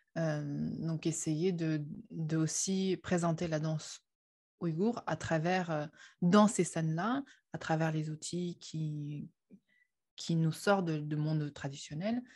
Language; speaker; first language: French; non-native, fluent; Uyghur